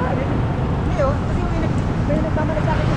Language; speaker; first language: Filipino; non-native, local second language; Bikol